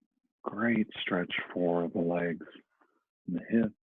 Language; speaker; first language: English; native; English